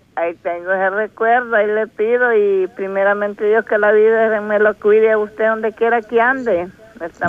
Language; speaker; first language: Spanish; native; Spanish